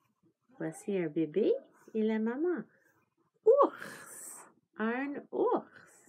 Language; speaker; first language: French; non-native, fluent; English